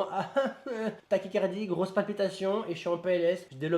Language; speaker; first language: French; native; French